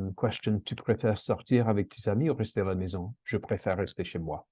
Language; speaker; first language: French; non-native, fluent; English